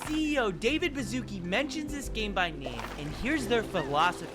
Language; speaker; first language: English; native; English